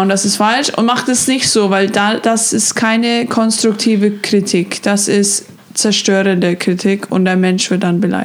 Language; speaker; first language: German; non-native, fluent; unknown